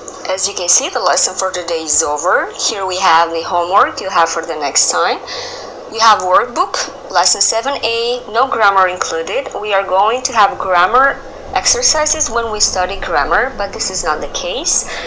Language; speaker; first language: English; non-native, fluent; Albanian